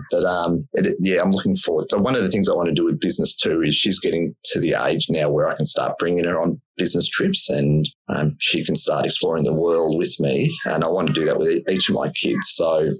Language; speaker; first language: English; native; English